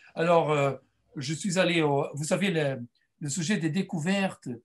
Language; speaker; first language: French; non-native, fluent; Portuguese